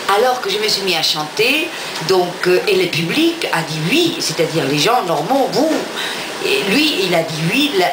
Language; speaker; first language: French; non-native, fluent; Spanish